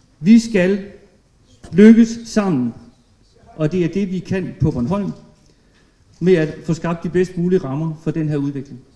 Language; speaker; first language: Danish; native; Danish